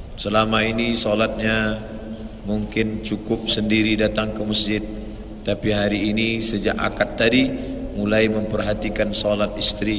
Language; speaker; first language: Indonesian; native; Indonesian